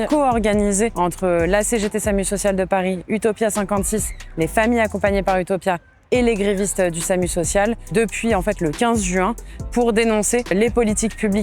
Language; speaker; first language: French; native; French